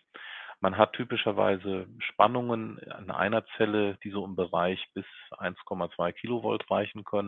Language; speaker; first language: German; native; German